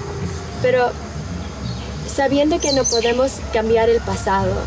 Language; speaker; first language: Spanish; early bilingual, heritage; Spanish